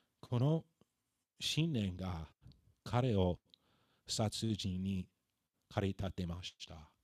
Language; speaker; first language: Japanese; non-native, fluent; English